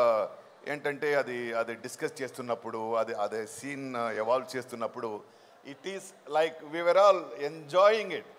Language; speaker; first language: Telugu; non-native, fluent; Tamil